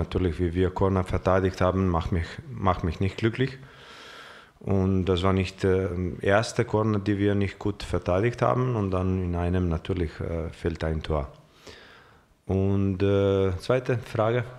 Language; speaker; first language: German; non-native, fluent; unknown